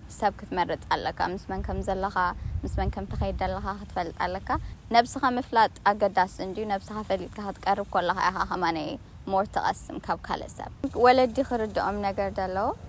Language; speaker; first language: Tigrinya; native; Tigrinya